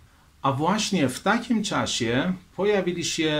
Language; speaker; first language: Polish; non-native, fluent; Persian